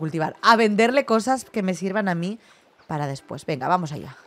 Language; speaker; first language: Spanish; native; Spanish